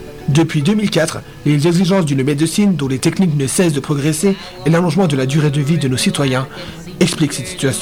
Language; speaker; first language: French; native; French